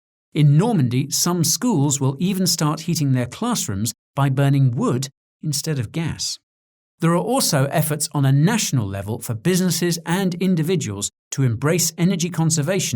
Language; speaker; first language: English; native; English